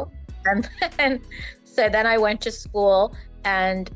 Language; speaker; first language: English; native; English